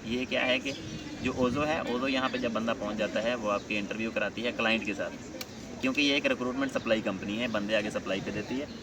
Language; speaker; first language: Urdu; non-native, local second language; Punjabi